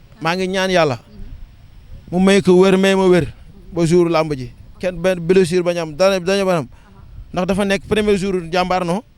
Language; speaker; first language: Wolof; non-native, local second language; Serer